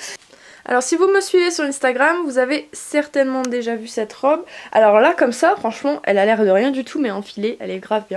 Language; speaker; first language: French; native; French